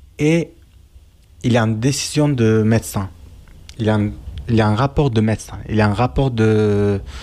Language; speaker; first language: French; non-native, learner; Kurdish